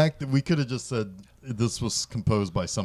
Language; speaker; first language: English; native; English